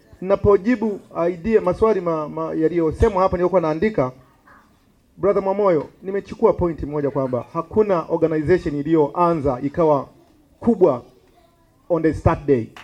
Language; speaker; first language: Swahili; native; Swahili